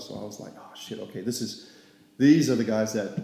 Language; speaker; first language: English; native; English